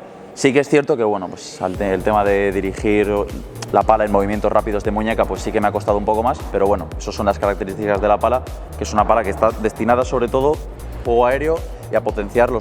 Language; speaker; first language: Spanish; native; Spanish